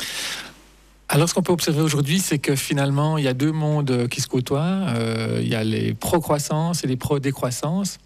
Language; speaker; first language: French; native; French